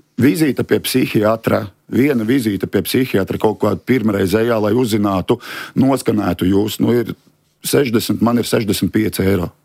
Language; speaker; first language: Latvian; native; Latvian